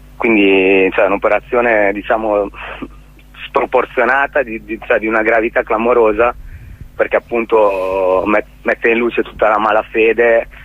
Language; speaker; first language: Italian; native; Italian